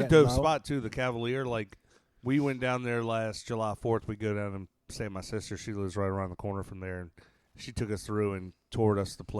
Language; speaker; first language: English; native; English